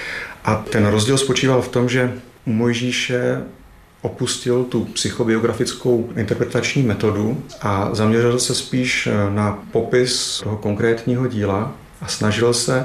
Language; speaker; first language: Czech; native; Czech